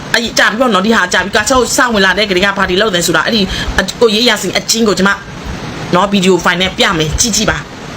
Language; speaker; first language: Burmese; non-native, local second language; S'gaw Karen